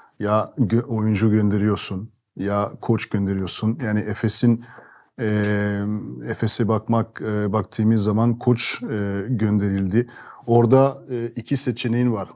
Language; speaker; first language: Turkish; non-native, fluent; French